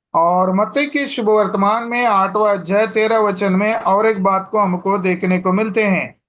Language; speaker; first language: Hindi; non-native, local second language; Telugu